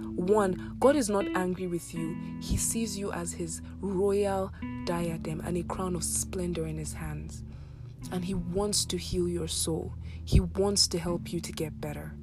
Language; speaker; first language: English; non-native, local second language; Yoruba